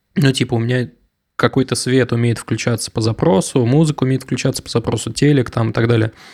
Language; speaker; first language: Russian; native; Russian